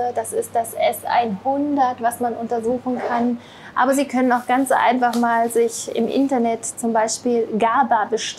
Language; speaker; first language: German; native; German